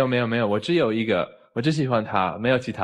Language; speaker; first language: Chinese; non-native, fluent; German